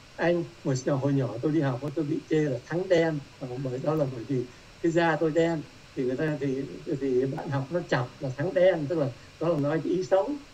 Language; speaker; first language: Vietnamese; native; Vietnamese